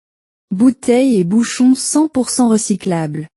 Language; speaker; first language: French; non-native, learner; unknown